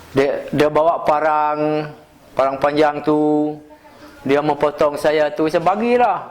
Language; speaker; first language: Malay; non-native, local second language; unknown